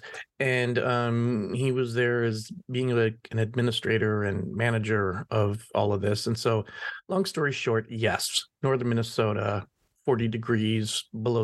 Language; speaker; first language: English; native; English